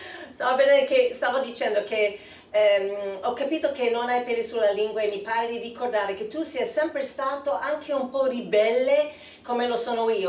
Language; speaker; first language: Italian; non-native, fluent; English